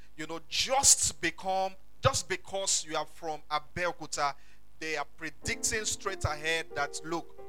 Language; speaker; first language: English; non-native, local second language; Yoruba